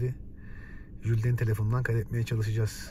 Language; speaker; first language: Turkish; native; Turkish